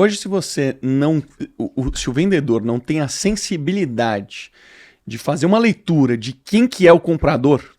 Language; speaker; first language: Portuguese; native; Portuguese